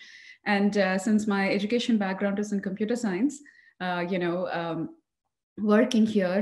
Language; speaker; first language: English; non-native, local second language; Tamil